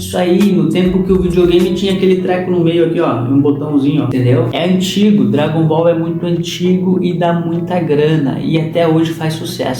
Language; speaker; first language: Portuguese; native; Portuguese